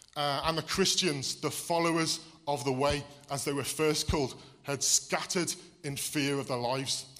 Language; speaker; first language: English; native; English